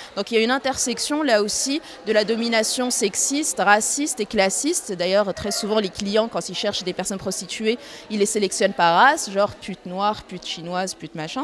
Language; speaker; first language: French; non-native, local second language; Arabic